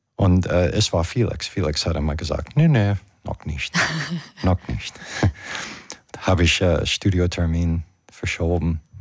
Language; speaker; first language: German; non-native, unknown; English